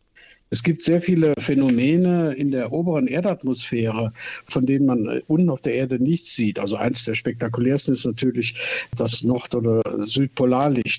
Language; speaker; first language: German; native; German